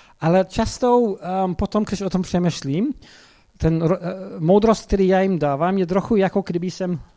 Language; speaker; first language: Czech; non-native, fluent; English